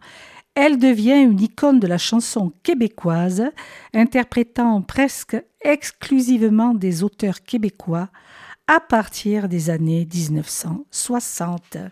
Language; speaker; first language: French; native; French